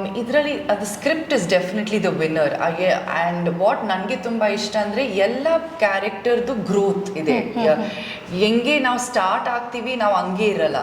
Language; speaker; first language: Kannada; non-native, local second language; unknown